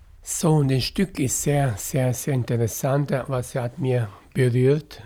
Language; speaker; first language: German; non-native, fluent; Italian